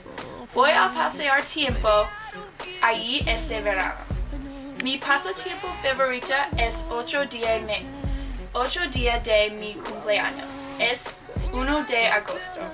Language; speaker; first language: Spanish; non-native, learner; English